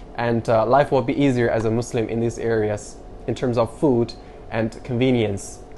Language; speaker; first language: English; non-native, fluent; Chinese